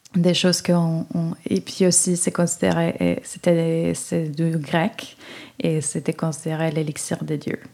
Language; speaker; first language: French; non-native, fluent; Spanish